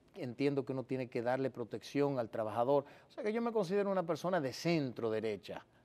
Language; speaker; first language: Spanish; early bilingual, heritage; Spanish